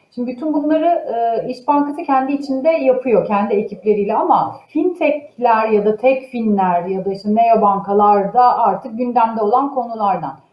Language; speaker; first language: Turkish; native; Turkish